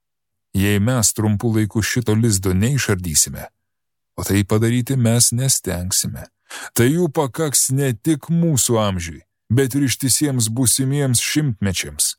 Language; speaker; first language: Lithuanian; native; Lithuanian